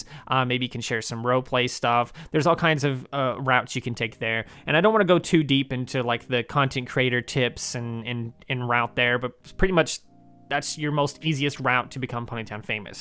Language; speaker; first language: English; native; English